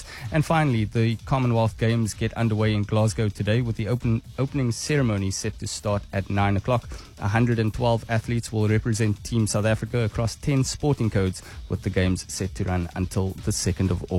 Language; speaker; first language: English; native; English